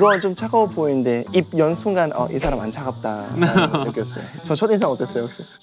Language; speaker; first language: Korean; non-native, fluent; Thai